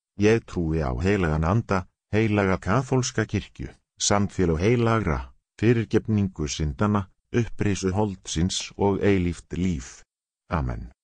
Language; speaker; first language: Icelandic; non-native, learner; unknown